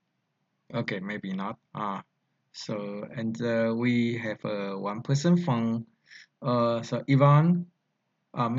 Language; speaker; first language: English; non-native, learner; Chinese